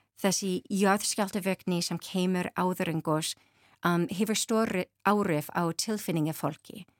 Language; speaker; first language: Icelandic; non-native, learner; English